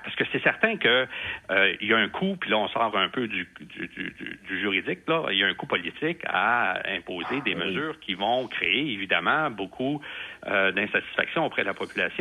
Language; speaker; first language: French; native; French